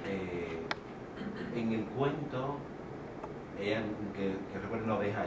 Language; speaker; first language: Spanish; native; Spanish